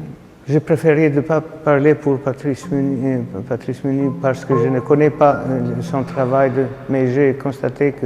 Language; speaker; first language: French; non-native, fluent; Albanian